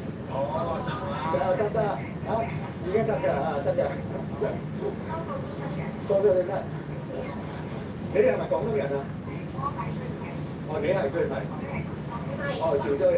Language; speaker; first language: Cantonese; early bilingual, heritage; Cantonese